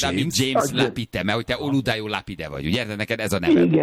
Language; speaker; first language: Hungarian; native; Hungarian